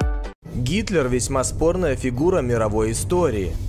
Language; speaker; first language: Russian; native; Russian